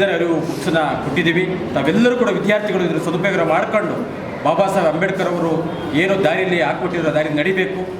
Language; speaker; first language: Kannada; native; Kannada